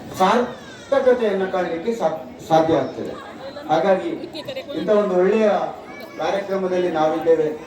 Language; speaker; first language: Kannada; native; Kannada